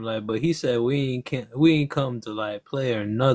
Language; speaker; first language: English; native; English